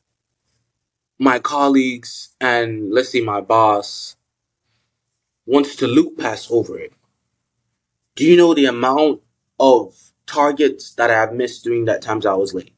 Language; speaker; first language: English; non-native, local second language; Yoruba